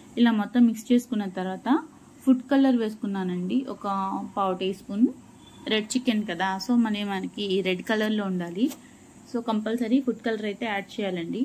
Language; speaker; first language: Telugu; non-native, local second language; Urdu